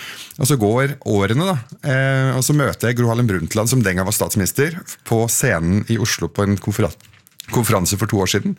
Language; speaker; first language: Norwegian; early bilingual, other home language; Arabic